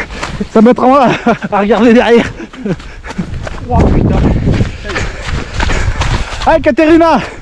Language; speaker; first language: French; native; French